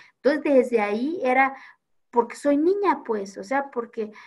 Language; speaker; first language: Spanish; non-native, local second language; Zapotec